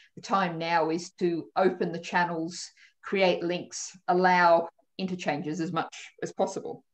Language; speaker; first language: English; native; English